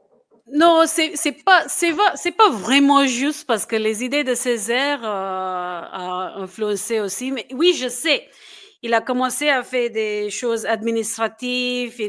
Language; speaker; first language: French; non-native, fluent; English